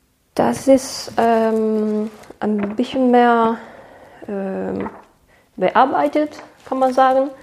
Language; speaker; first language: German; non-native, fluent; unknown